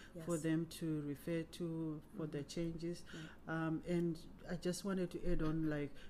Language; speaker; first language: English; non-native, local second language; Shona